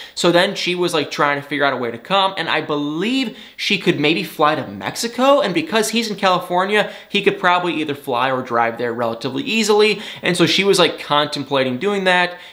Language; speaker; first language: English; native; English